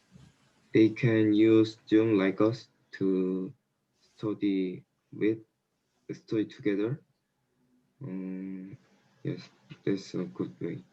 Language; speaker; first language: English; non-native, learner; Korean